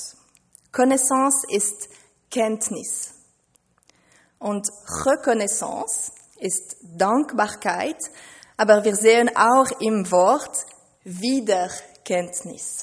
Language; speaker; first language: German; non-native, fluent; French